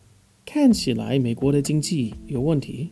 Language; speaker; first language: Chinese; non-native, fluent; English